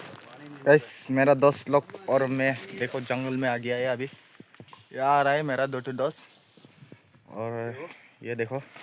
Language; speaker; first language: Hindi; non-native, local second language; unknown